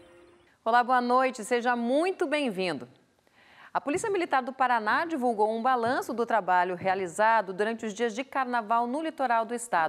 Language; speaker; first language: Portuguese; native; Portuguese